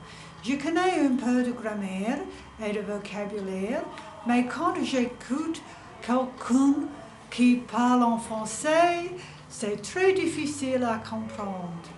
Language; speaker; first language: French; non-native, learner; English